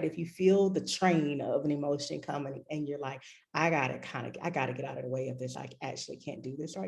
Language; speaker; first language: English; native; English